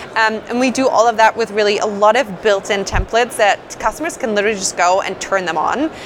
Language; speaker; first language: English; non-native, fluent; German